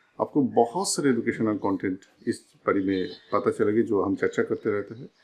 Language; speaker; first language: Hindi; non-native, local second language; Bangla